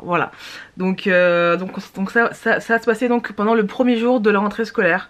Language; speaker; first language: French; native; French